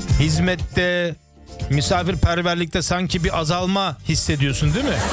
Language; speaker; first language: Turkish; early bilingual, heritage; Turkish